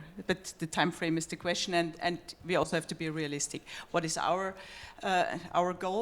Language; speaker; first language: English; non-native, fluent; German